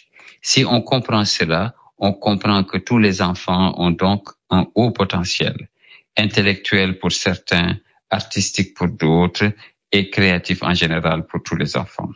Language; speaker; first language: French; non-native, local second language; Wolof